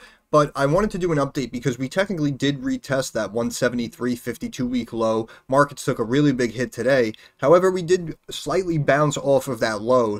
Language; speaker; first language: English; native; English